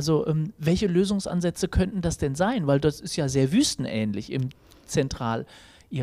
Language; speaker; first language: German; native; German